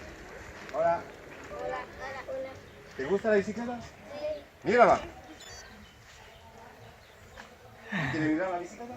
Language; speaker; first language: Spanish; non-native, learner; French